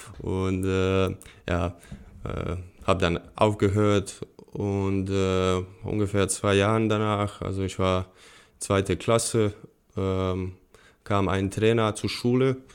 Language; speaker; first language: German; non-native, fluent; Bosnian